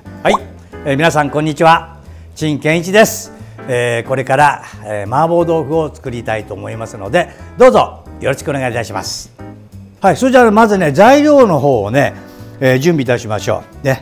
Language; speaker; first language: Japanese; native; Japanese